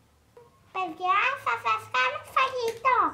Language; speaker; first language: Greek; early bilingual, heritage; Greek